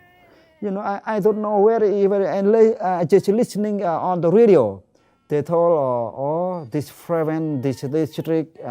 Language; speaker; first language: English; non-native, learner; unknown